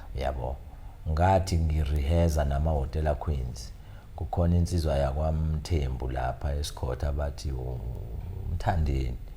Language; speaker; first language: Zulu; native; Zulu